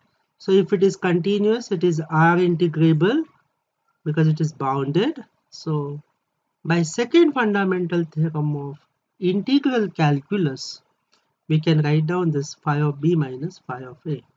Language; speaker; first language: English; non-native, local second language; Marathi